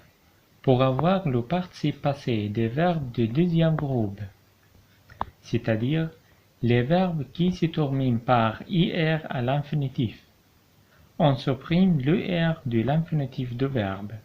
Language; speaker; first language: French; non-native, local second language; Arabic